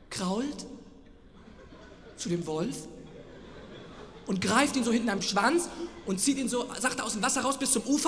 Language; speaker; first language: German; native; German